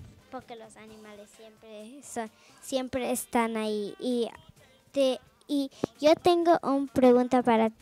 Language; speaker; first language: Spanish; early bilingual, heritage; Spanish